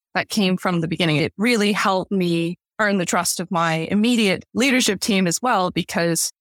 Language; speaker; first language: English; native; English